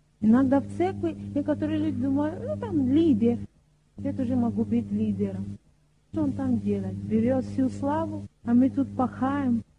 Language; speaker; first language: Russian; non-native, fluent; Yoruba